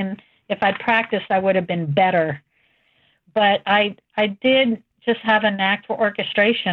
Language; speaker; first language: English; native; English